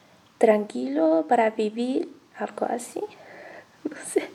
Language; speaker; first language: Spanish; non-native, learner; Chinese